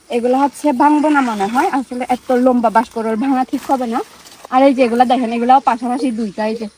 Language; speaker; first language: Bangla; non-native, local second language; Chakma